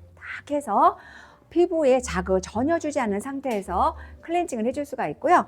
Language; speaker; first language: Korean; native; Korean